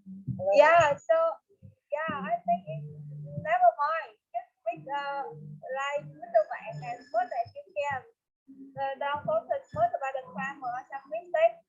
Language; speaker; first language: English; non-native, learner; Vietnamese